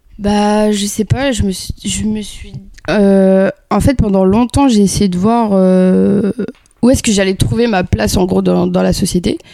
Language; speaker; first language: French; early bilingual, other home language; Kabyle